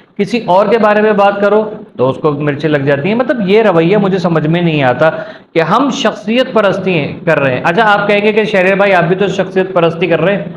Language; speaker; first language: Urdu; native; Urdu